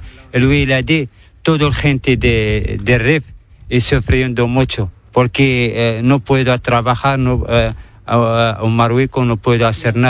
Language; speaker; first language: Spanish; non-native, learner; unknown